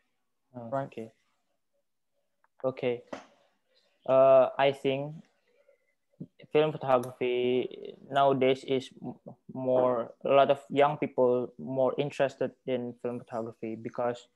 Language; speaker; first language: English; non-native, learner; Indonesian